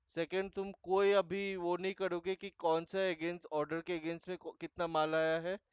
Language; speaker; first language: Hindi; non-native, local second language; Bangla